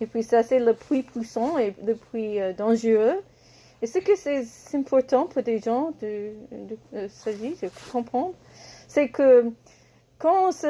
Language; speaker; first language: French; non-native, learner; English